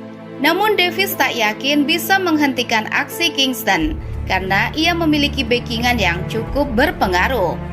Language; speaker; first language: Indonesian; native; Indonesian